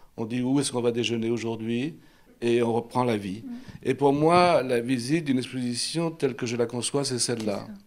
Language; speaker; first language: French; native; French